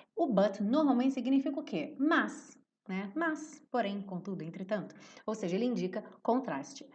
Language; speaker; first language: Portuguese; native; Portuguese